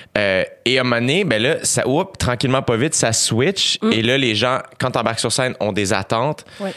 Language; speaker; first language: French; native; French